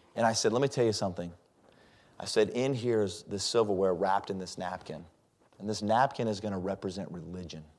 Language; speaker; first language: English; native; English